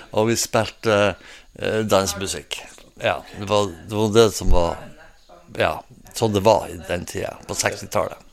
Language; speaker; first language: Norwegian; native; Norwegian